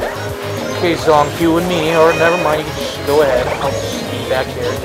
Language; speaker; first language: English; native; English